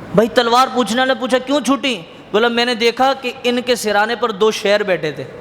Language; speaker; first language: Urdu; native; Urdu